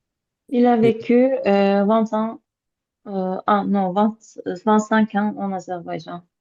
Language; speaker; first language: French; non-native, learner; Azerbaijani